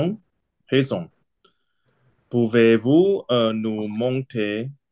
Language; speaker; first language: French; non-native, learner; Chinese